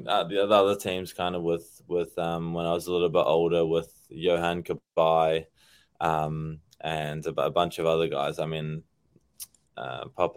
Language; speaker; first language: English; native; English